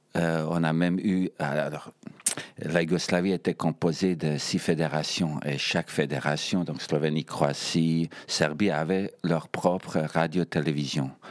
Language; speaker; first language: French; early bilingual, other home language; Bosnian